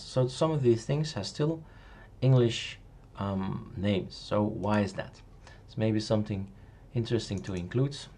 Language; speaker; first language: English; non-native, fluent; Dutch